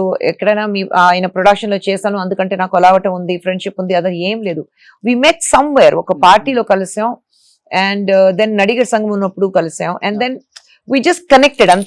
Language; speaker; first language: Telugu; non-native, fluent; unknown